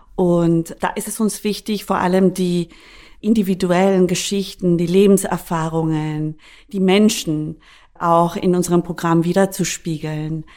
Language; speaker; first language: German; non-native, fluent; Spanish